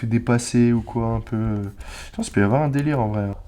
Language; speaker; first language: French; native; French